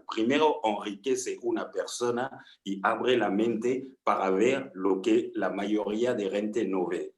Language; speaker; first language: Spanish; non-native, fluent; French